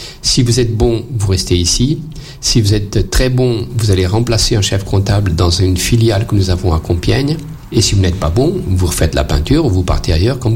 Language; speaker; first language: French; non-native, fluent; Portuguese